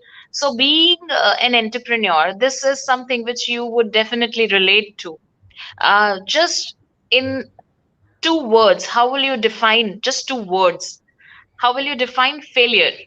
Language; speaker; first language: English; non-native, local second language; Hindi